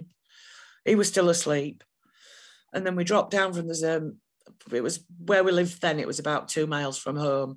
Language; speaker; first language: English; native; English